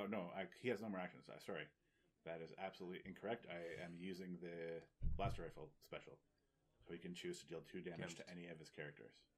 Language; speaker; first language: English; native; English